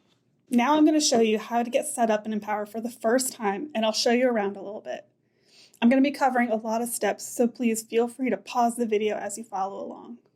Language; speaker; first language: English; native; English